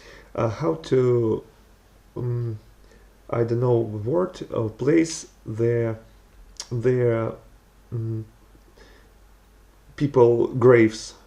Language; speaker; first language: English; non-native, learner; Russian